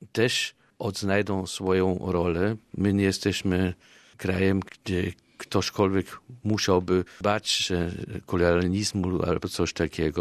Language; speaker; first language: Polish; non-native, fluent; German